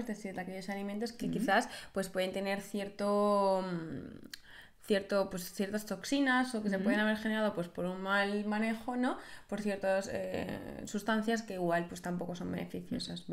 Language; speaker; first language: Spanish; native; Spanish